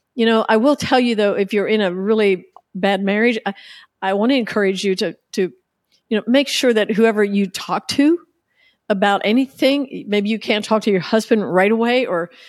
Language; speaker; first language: English; native; English